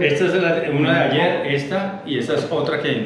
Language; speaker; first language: Spanish; native; Spanish